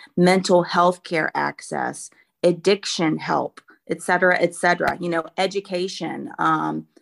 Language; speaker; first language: English; native; English